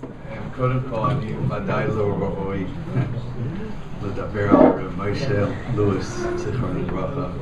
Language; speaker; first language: Hebrew; non-native, fluent; English